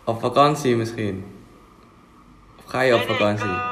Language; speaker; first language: Dutch; non-native, fluent; Indonesian